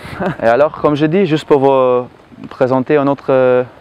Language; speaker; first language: French; non-native, learner; Slovenian